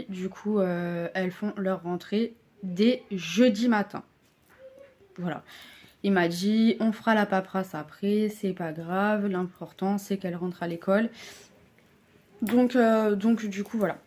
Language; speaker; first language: French; native; French